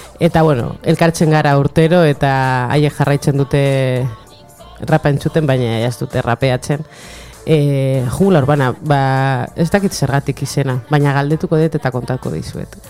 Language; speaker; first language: Basque; non-native, local second language; Spanish